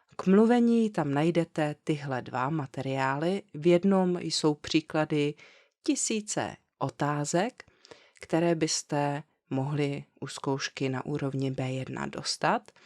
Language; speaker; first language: Czech; native; Czech